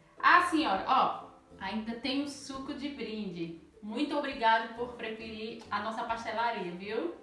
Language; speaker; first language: Portuguese; native; Portuguese